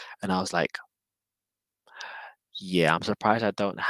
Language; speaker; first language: English; native; English